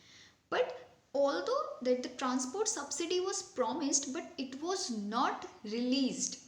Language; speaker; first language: English; non-native, local second language; Hindi